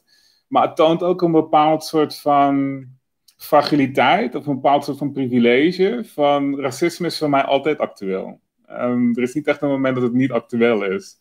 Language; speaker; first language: Dutch; native; Dutch